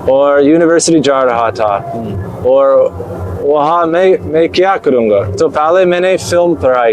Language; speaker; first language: Hindi; non-native, learner; English